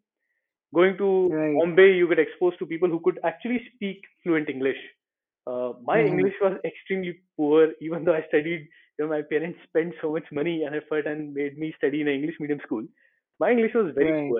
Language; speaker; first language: English; non-native, local second language; Marathi